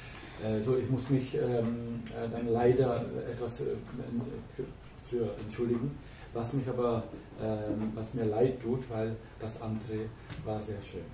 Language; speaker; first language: German; early bilingual, heritage; German